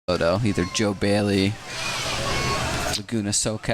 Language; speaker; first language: English; native; English